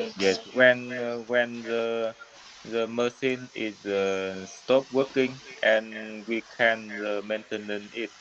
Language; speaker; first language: English; non-native, learner; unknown